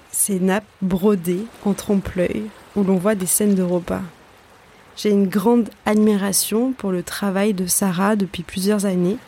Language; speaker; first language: French; native; French